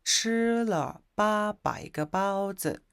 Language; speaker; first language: Chinese; non-native, fluent; Mongolian